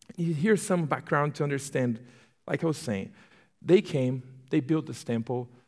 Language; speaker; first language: English; non-native, fluent; Portuguese